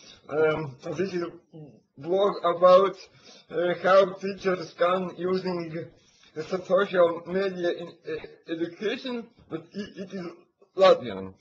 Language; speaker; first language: English; non-native, learner; Latvian